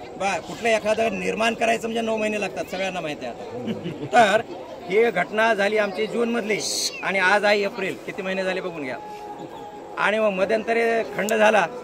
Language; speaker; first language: Marathi; native; Marathi